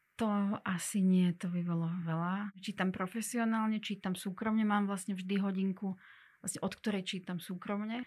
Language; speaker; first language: Slovak; non-native, local second language; Hungarian